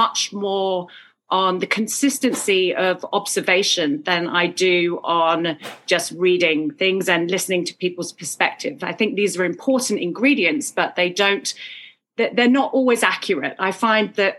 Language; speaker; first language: English; native; English